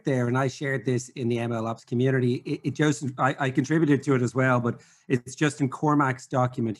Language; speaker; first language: English; native; English